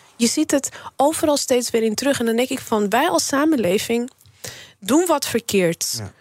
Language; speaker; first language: Dutch; early bilingual, other home language; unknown